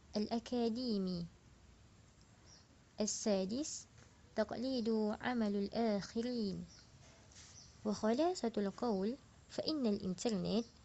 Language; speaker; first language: Arabic; non-native, learner; Malay